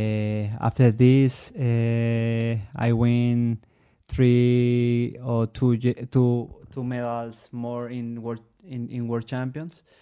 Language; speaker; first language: English; non-native, learner; Spanish